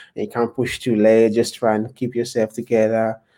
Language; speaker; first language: English; non-native, local second language; Yoruba